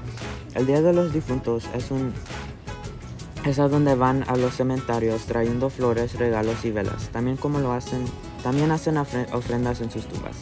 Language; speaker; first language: Spanish; non-native, learner; English